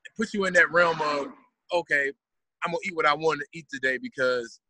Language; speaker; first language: English; native; English